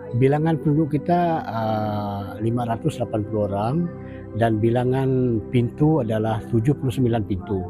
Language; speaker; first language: Malay; non-native, local second language; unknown